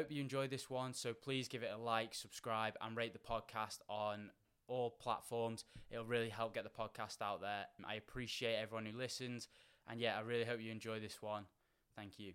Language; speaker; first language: English; native; English